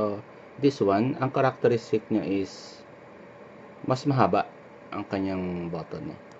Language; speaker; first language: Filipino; native; Filipino